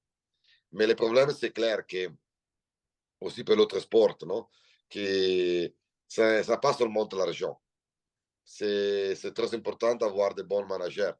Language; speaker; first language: French; non-native, learner; Italian